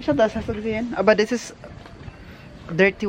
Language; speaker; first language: German; non-native, fluent; Cebuano